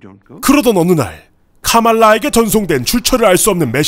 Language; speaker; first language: Korean; native; Korean